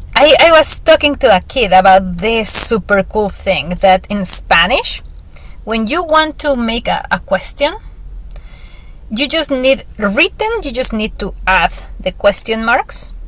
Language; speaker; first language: English; non-native, fluent; Spanish